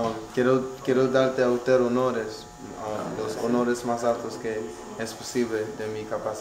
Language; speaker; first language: Spanish; non-native, learner; English